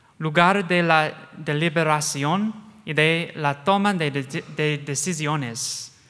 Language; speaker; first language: Spanish; non-native, fluent; English